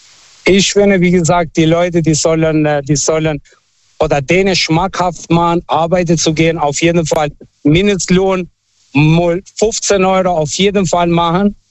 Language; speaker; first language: German; non-native, fluent; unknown